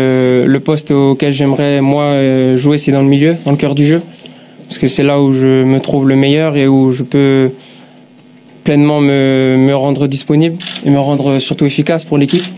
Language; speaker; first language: French; native; French